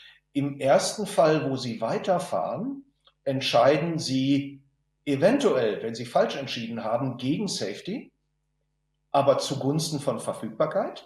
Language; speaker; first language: German; native; German